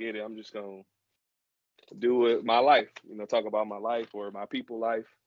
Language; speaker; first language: English; native; English